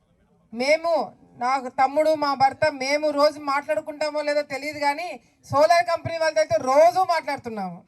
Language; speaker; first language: Telugu; native; Telugu